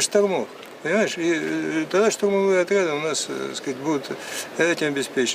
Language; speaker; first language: Russian; native; Russian